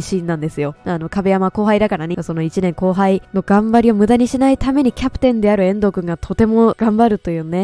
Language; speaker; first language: Japanese; native; Japanese